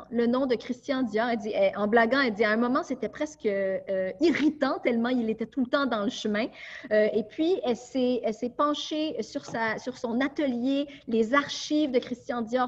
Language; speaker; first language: French; native; French